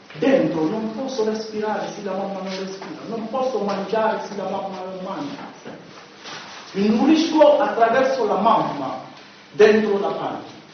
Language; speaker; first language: Italian; non-native, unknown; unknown